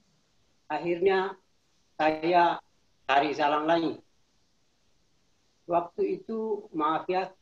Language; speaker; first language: Indonesian; non-native, local second language; Tetum